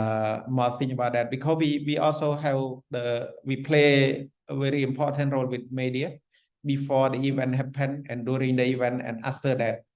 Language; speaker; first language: English; non-native, fluent; Khmer